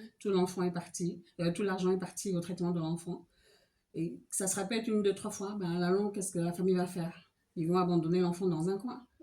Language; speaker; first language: French; non-native, local second language; Lingala